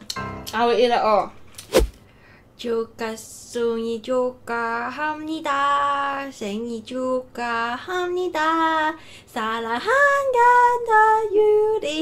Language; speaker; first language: Korean; non-native, learner; Cantonese